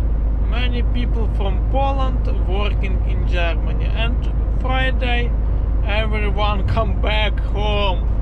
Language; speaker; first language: English; non-native, learner; Polish